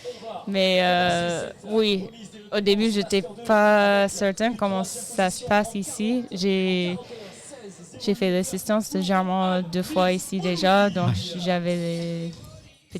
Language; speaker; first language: French; non-native, learner; English